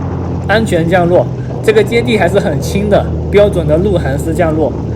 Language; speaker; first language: Chinese; native; Chinese